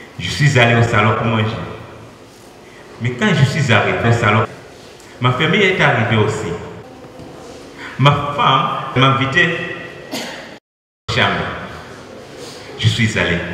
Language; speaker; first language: French; non-native, learner; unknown